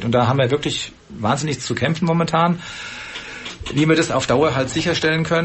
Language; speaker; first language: German; native; German